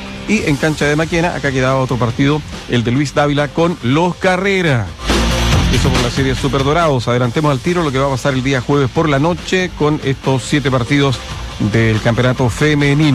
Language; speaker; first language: Spanish; native; Spanish